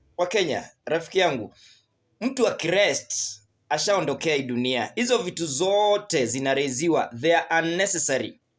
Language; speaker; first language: Swahili; native; Swahili